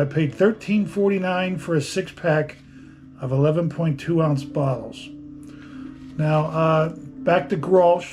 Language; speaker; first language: English; native; English